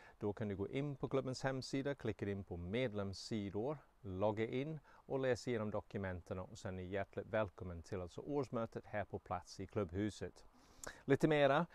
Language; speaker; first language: Swedish; non-native, fluent; English